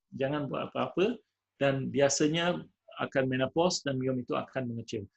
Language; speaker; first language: Malay; non-native, local second language; Tamil